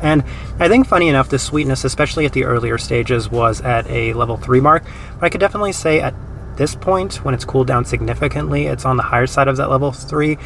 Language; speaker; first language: English; native; English